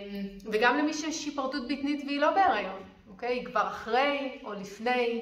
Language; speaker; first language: Hebrew; native; Hebrew